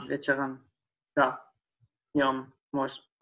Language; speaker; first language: Russian; non-native, learner; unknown